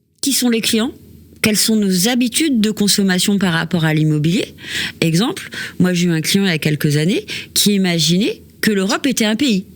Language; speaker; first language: French; native; French